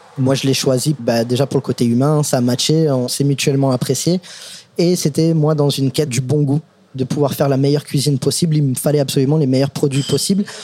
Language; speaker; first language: French; non-native, fluent; English